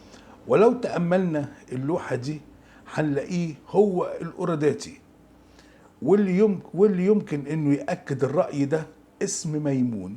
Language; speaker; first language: Arabic; native; Arabic